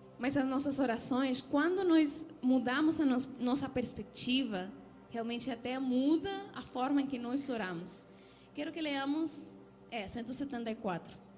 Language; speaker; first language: Portuguese; non-native, fluent; Spanish